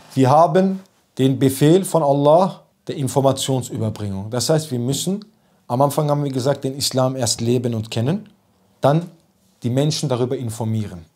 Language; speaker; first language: German; early bilingual, other home language; Turkish